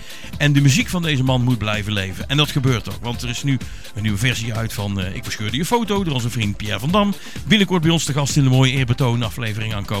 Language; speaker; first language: Dutch; native; Dutch